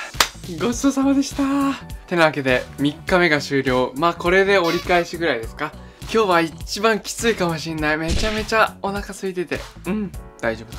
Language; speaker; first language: Japanese; native; Japanese